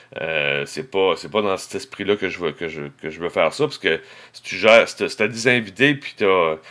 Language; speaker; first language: French; native; French